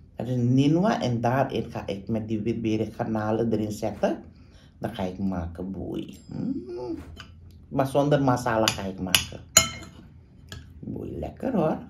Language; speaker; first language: Dutch; non-native, local second language; Caribbean Hindustani